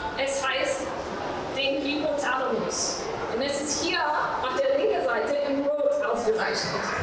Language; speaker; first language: German; non-native, fluent; English